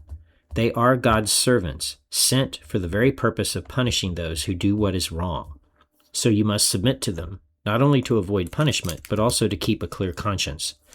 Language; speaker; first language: English; native; English